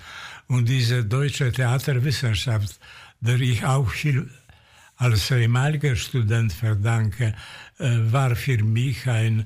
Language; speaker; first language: German; non-native, fluent; Polish